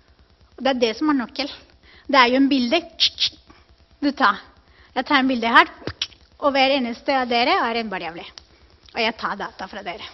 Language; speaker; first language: Norwegian; non-native, fluent; Spanish